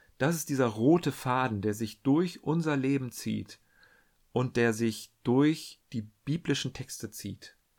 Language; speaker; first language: German; native; German